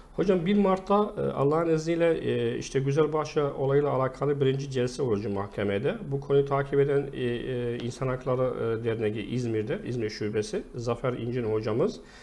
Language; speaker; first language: Turkish; non-native, fluent; Arabic